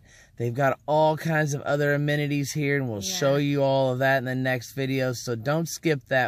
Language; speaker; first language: English; native; English